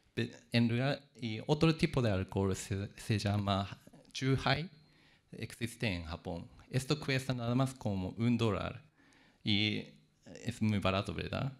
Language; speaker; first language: Spanish; non-native, fluent; Japanese